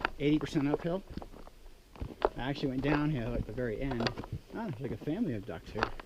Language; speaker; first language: English; native; English